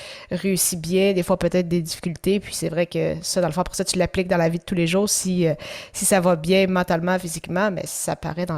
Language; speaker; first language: French; native; French